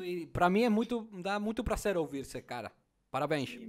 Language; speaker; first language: Portuguese; non-native, learner; Spanish